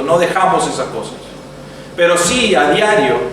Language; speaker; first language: Spanish; native; Spanish